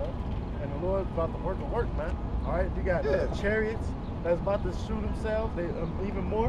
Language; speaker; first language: English; native; English